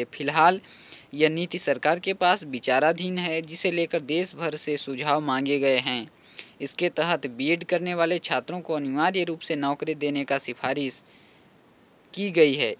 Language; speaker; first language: Hindi; native; Hindi